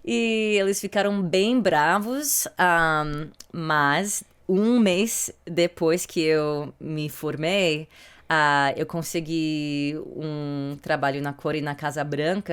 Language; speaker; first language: Portuguese; early bilingual, heritage; English